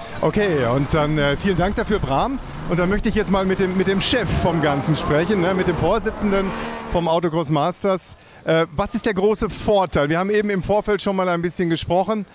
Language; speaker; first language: German; native; German